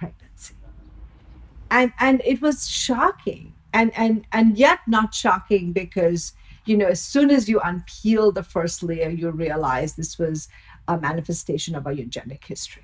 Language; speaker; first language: English; non-native, local second language; Bangla